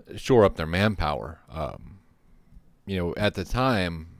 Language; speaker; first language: English; native; English